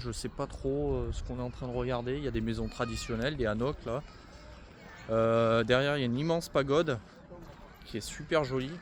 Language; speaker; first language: French; native; French